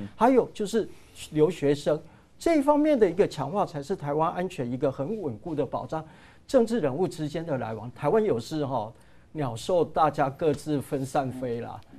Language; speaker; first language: Chinese; native; Chinese